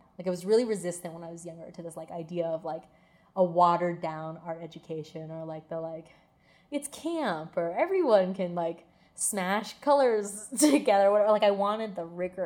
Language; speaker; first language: English; native; English